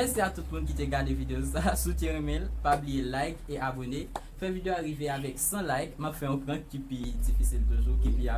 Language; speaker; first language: French; non-native, learner; Haitian Creole